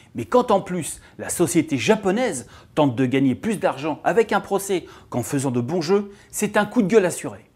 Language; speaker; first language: French; native; French